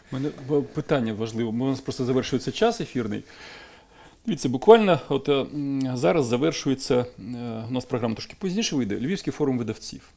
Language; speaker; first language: Ukrainian; non-native, local second language; Russian